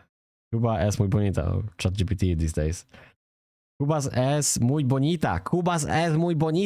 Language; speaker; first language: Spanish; non-native, learner; Polish